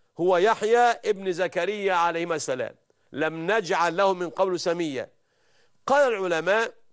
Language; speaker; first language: Arabic; native; Arabic